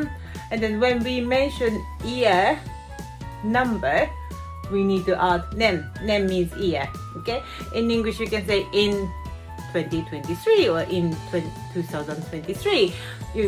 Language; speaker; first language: English; non-native, fluent; Japanese